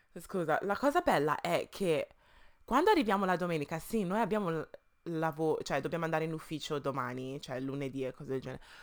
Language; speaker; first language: Italian; early bilingual, other home language; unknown